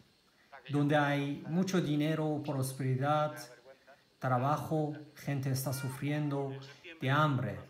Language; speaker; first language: Spanish; non-native, learner; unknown